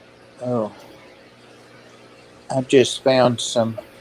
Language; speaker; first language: English; native; English